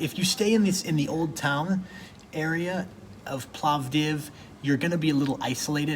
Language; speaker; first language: English; native; English